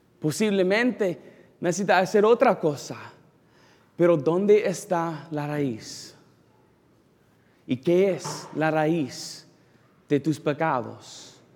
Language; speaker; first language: Spanish; non-native, learner; English